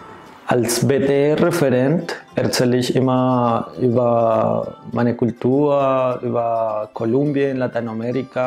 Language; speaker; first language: German; non-native, fluent; Spanish